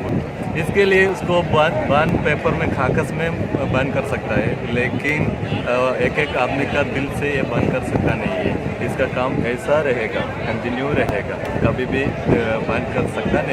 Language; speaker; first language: Hindi; non-native, local second language; Malayalam